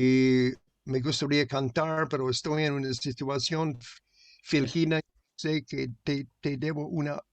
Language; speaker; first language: Spanish; non-native, fluent; English